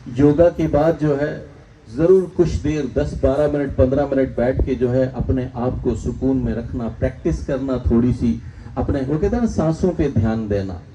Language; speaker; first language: Urdu; non-native, local second language; Sindhi